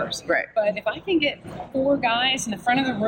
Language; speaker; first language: English; native; English